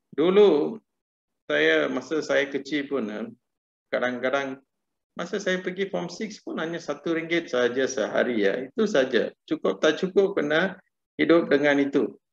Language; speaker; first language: Malay; non-native, local second language; Tamil